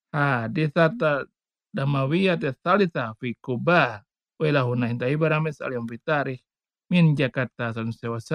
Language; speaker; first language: Arabic; non-native, fluent; Indonesian